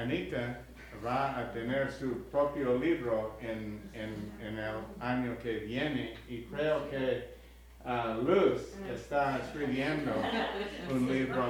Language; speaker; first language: Spanish; non-native, learner; English